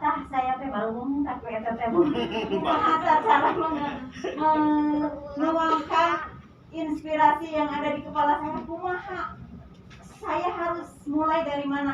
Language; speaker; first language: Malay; non-native, local second language; Sundanese